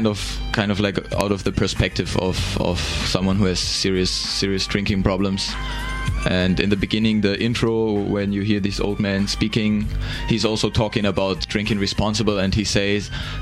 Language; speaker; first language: English; non-native, fluent; German